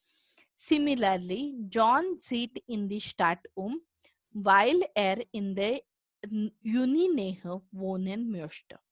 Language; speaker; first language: German; non-native, fluent; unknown